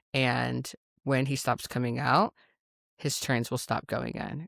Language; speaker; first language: English; native; English